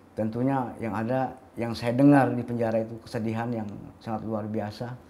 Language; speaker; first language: Indonesian; native; Indonesian